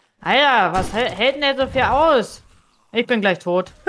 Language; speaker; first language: German; native; German